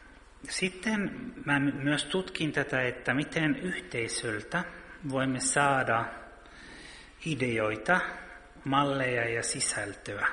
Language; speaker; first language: Finnish; early bilingual, heritage; Finnish